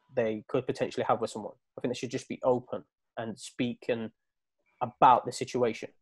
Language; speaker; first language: English; native; English